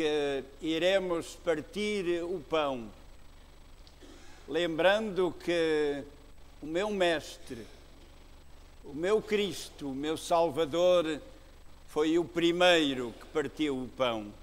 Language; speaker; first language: Portuguese; native; Portuguese